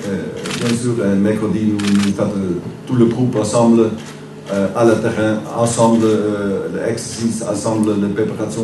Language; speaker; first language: French; non-native, learner; Dutch